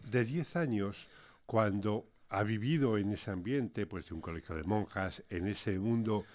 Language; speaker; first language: Spanish; native; Spanish